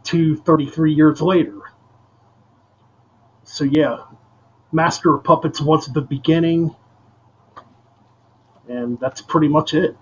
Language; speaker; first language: English; native; English